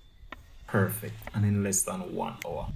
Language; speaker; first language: English; native; English